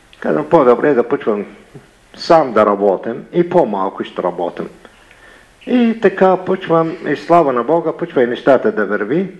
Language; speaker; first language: Bulgarian; non-native, learner; Arabic